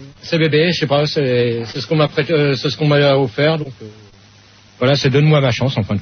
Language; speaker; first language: French; native; French